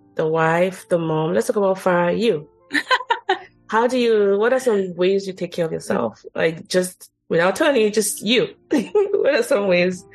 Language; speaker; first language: English; non-native, local second language; Yoruba